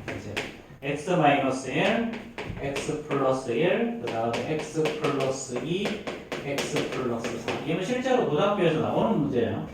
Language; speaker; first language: Korean; native; Korean